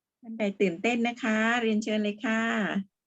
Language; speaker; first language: Thai; native; Thai